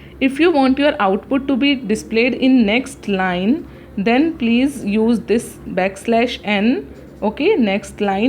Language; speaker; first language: English; non-native, local second language; Hindi